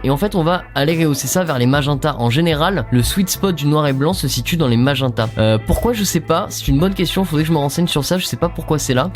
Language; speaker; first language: French; native; French